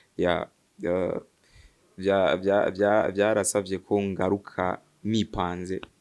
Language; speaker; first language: Rundi; early bilingual, heritage; Rundi